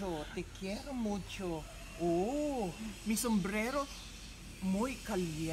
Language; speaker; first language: Spanish; non-native, learner; Iloko